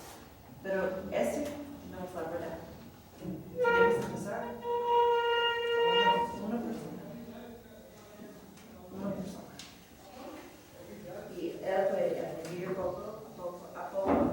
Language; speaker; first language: Spanish; non-native, fluent; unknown